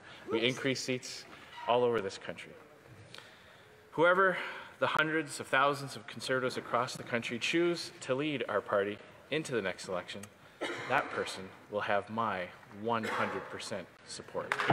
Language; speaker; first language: English; native; English